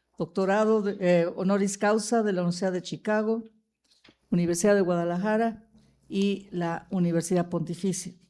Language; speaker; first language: Spanish; native; Spanish